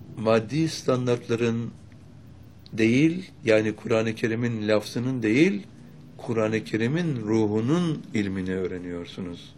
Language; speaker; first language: Turkish; native; Turkish